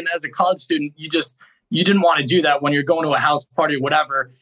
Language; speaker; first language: English; native; English